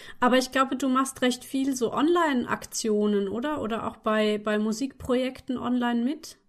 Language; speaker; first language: German; native; German